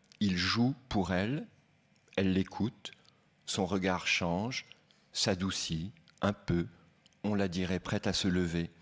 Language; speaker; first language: French; native; French